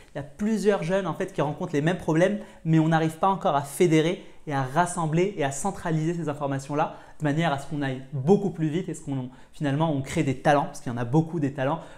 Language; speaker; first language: French; non-native, local second language; Arabic